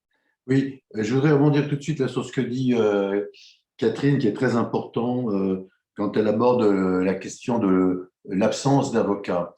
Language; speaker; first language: French; native; French